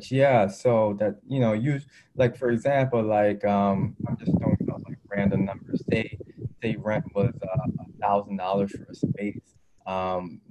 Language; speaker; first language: English; native; English